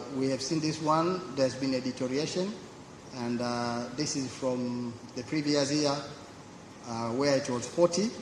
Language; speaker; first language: English; non-native, local second language; Swahili